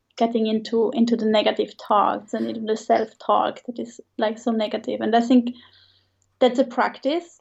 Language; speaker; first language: English; non-native, fluent; Swiss German